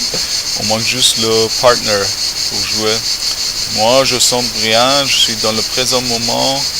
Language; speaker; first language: French; non-native, learner; English